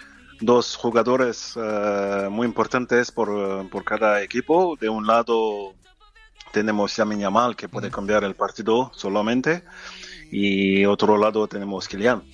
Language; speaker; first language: Spanish; non-native, fluent; French